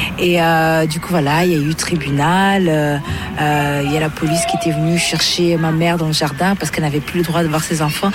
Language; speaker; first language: French; early bilingual, other home language; Portuguese